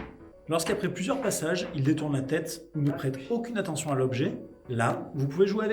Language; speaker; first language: French; native; French